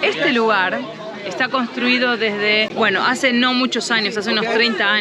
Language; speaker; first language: Spanish; native; Spanish